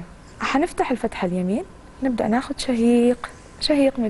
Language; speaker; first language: Arabic; native; Arabic